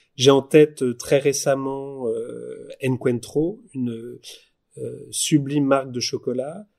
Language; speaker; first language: French; native; French